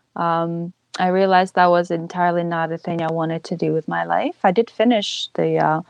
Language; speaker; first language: English; early bilingual, other home language; Ukrainian